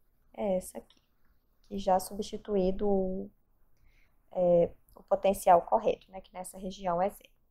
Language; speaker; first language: Portuguese; native; Portuguese